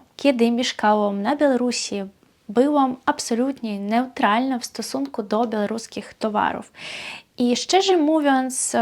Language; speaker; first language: Polish; non-native, fluent; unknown